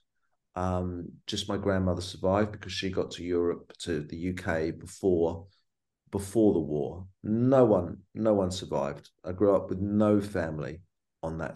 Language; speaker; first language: English; native; English